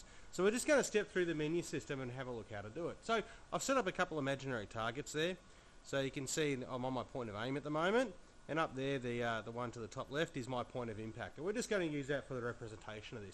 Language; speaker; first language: English; native; English